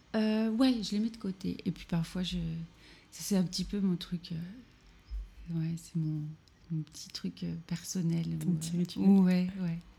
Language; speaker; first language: French; native; French